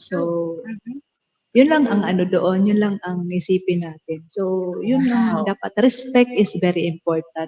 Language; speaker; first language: Filipino; non-native, local second language; Bikol